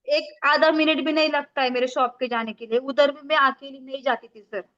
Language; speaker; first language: Hindi; non-native, local second language; Marathi